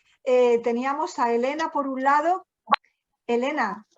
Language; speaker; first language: Spanish; native; Spanish